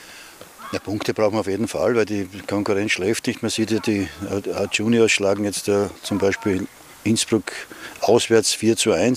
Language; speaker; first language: German; native; German